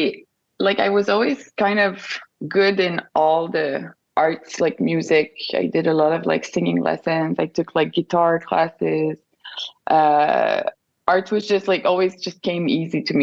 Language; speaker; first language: English; non-native, fluent; French